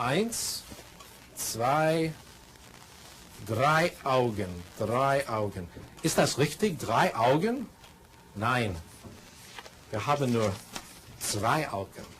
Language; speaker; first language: German; non-native, fluent; English